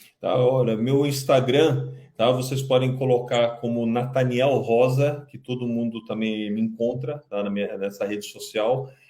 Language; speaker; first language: Portuguese; early bilingual, other home language; Kabuverdianu